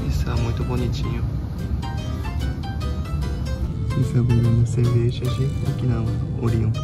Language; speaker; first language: Portuguese; non-native, local second language; Japanese